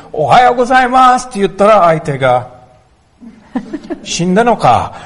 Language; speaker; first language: Japanese; non-native, learner; English